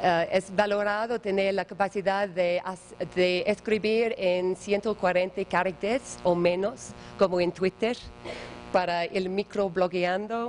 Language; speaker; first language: Spanish; non-native, learner; English